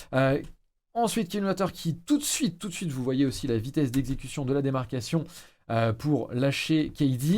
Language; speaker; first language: French; native; French